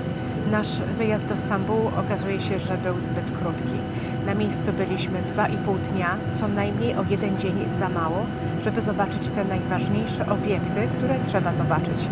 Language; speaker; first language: Polish; native; Polish